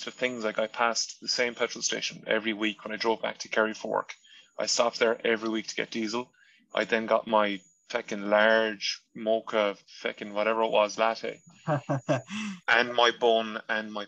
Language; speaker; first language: English; non-native, local second language; Irish